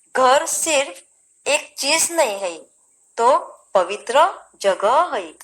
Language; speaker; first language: Hindi; non-native, local second language; Marathi